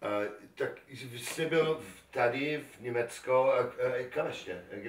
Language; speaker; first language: Czech; non-native, learner; English